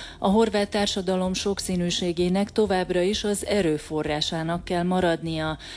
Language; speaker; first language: Hungarian; native; Hungarian